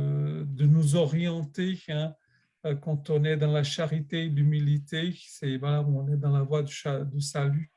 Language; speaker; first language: French; non-native, learner; Portuguese